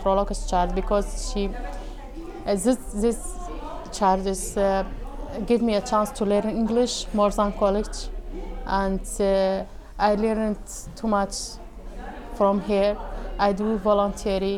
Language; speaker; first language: English; non-native, learner; Arabic